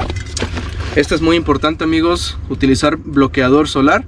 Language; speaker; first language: Spanish; native; Spanish